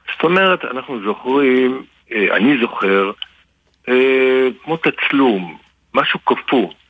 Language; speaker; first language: Hebrew; native; Hebrew